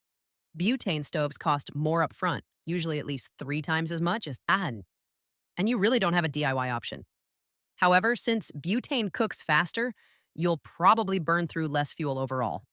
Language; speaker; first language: English; native; English